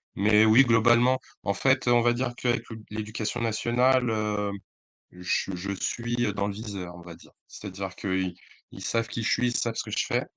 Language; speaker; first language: French; native; French